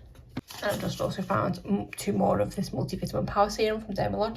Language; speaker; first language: English; native; English